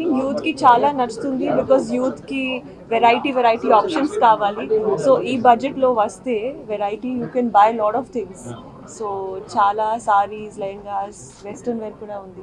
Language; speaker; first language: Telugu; non-native, learner; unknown